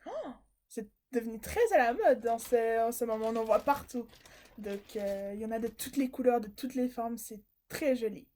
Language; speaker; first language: French; native; French